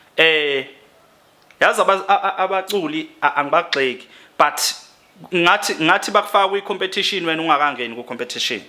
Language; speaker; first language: Zulu; native; Zulu